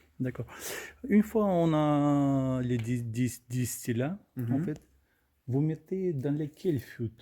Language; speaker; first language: French; non-native, learner; Russian